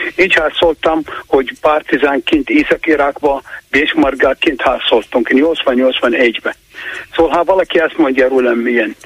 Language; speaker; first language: Hungarian; non-native, fluent; Kurdish